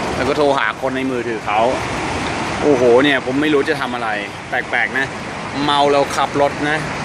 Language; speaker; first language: Thai; non-native, fluent; English